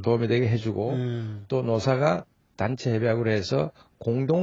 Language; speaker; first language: Korean; native; Korean